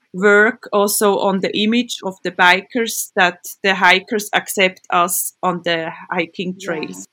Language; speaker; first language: English; non-native, fluent; Swiss German